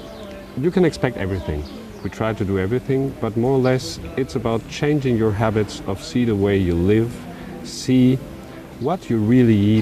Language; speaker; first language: English; non-native, fluent; Spanish